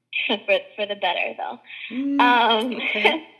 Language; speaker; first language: English; native; English